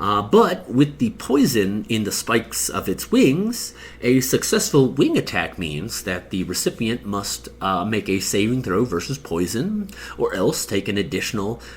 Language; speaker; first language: English; native; English